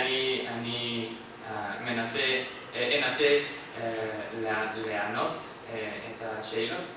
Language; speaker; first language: Hebrew; non-native, learner; English